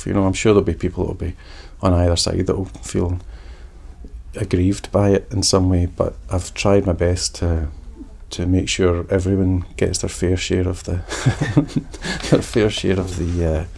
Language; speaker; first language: English; native; English